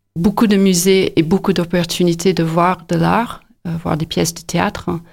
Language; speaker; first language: French; non-native, fluent; English